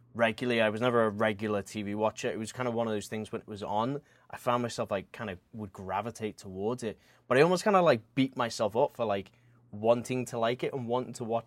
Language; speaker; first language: English; native; English